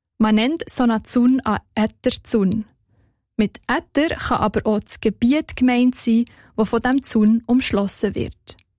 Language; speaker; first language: German; native; German